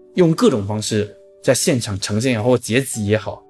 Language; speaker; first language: Chinese; non-native, local second language; Min Nan Chinese